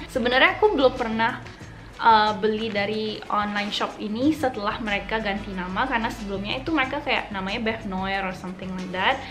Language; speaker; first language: Indonesian; early bilingual, heritage; Indonesian